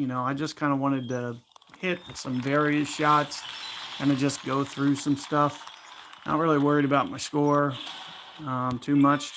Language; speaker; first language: English; native; English